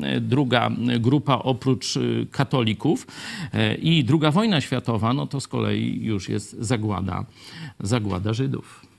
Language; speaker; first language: Polish; native; Polish